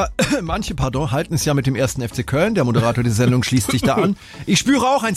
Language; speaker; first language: German; native; German